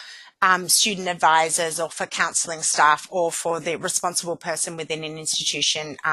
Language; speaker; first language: English; native; English